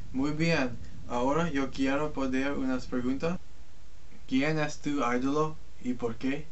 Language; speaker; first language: Spanish; non-native, learner; English